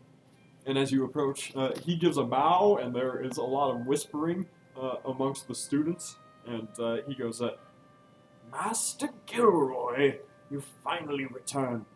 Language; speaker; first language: English; native; English